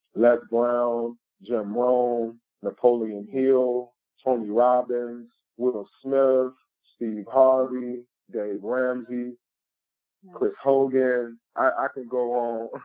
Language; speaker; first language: English; native; English